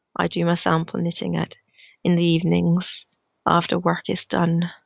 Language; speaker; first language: English; non-native, fluent; Danish